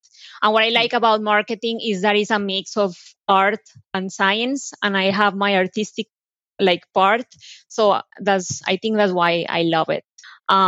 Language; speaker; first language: English; non-native, fluent; Spanish